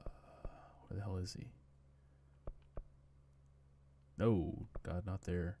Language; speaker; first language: English; native; English